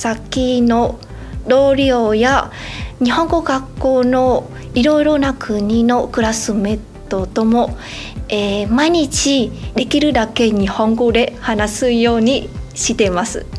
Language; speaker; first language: Japanese; non-native, learner; Vietnamese